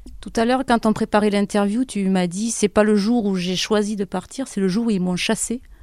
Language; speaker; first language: French; native; French